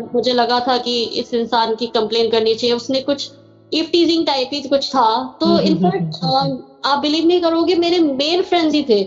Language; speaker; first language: Hindi; native; Hindi